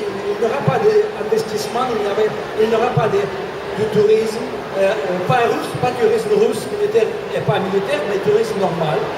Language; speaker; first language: French; non-native, fluent; Russian